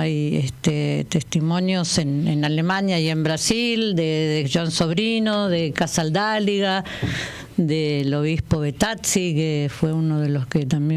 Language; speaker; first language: Spanish; native; Spanish